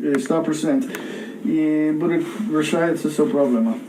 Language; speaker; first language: Russian; non-native, learner; English